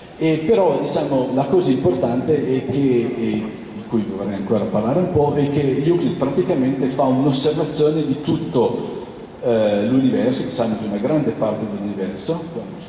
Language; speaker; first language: Italian; native; Italian